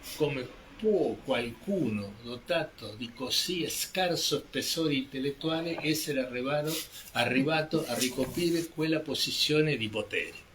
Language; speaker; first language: Italian; non-native, fluent; Spanish